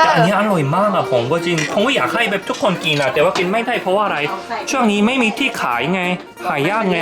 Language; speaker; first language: Thai; non-native, fluent; Korean